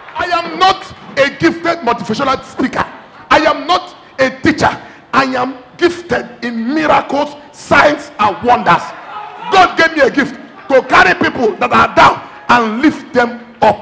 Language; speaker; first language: English; non-native, local second language; Igbo